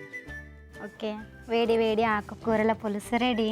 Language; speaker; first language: Telugu; non-native, local second language; Marathi